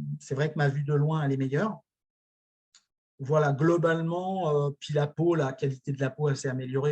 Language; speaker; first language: French; native; French